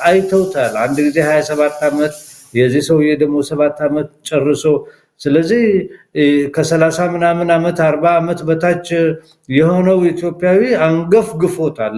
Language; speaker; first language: Amharic; non-native, local second language; Somali